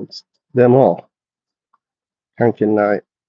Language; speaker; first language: Japanese; non-native, learner; English